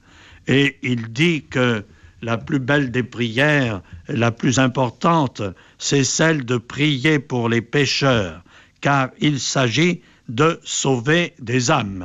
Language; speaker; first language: French; native; French